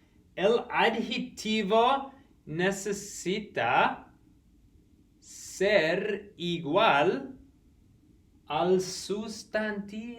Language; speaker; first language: Spanish; non-native, fluent; English